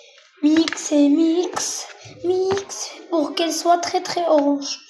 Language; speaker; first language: French; non-native, local second language; Arabic